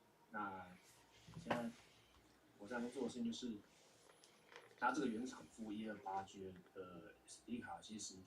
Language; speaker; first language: Chinese; native; Chinese